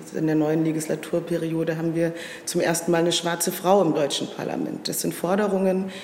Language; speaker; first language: German; native; German